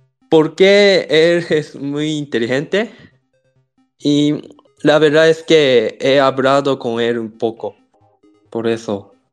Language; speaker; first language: Spanish; non-native, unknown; Japanese